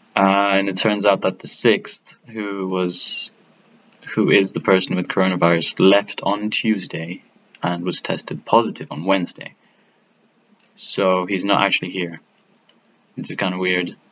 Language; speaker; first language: English; non-native, fluent; Italian